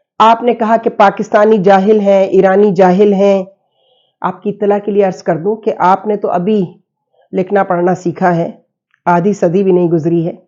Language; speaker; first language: Urdu; native; Urdu